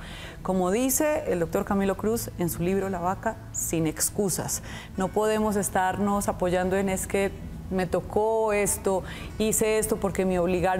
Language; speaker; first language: Spanish; native; Spanish